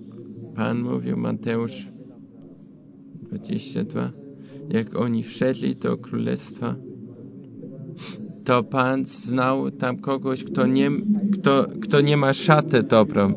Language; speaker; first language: Polish; non-native, fluent; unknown